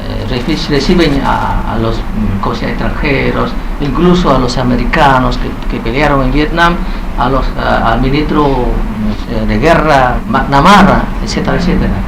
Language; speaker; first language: Spanish; non-native, fluent; Vietnamese